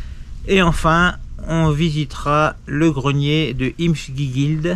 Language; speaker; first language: French; native; French